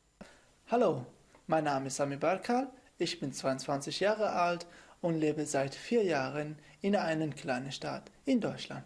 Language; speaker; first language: German; non-native, fluent; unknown